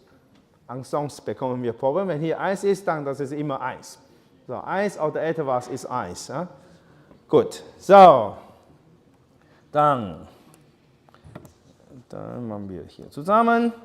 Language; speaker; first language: German; non-native, learner; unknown